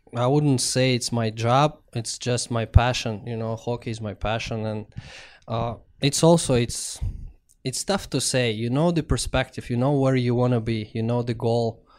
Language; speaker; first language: English; non-native, fluent; Russian